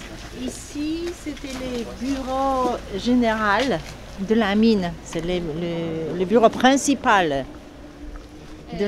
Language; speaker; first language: French; non-native, learner; Polish